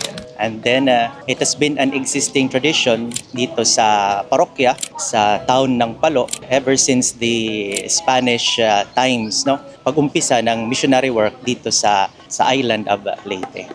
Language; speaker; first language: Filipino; non-native, local second language; Waray